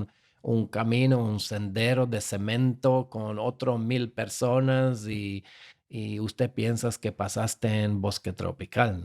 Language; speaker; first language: Spanish; non-native, fluent; Slovak